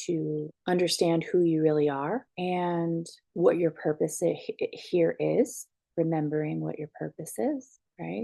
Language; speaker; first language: English; native; English